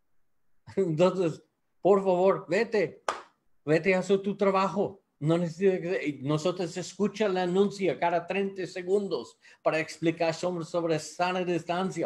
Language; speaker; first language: Spanish; non-native, learner; English